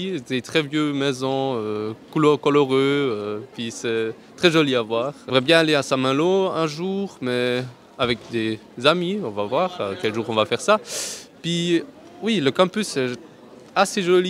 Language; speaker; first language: French; non-native, learner; German